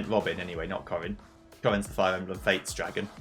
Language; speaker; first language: English; native; English